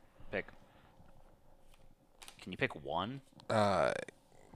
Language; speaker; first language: English; native; English